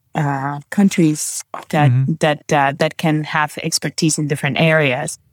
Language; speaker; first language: English; non-native, fluent; Spanish